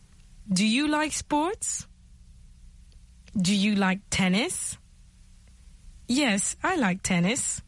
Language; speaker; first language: English; non-native, fluent; French